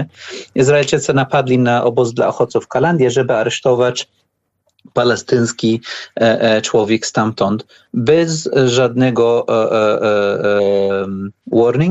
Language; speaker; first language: Polish; non-native, learner; Arabic